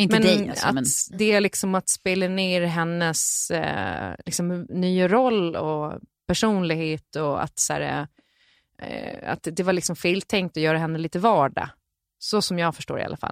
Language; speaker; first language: Swedish; native; Swedish